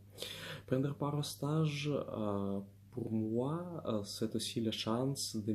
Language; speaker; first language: French; non-native, fluent; Russian